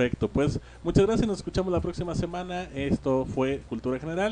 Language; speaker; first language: Spanish; native; Spanish